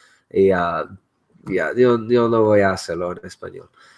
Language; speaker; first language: Spanish; non-native, learner; English